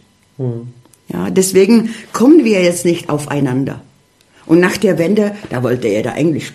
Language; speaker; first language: German; non-native, fluent; Czech